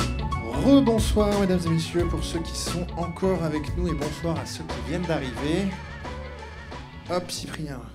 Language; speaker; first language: French; native; French